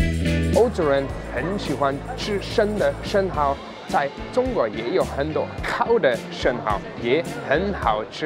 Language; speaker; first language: Chinese; non-native, fluent; German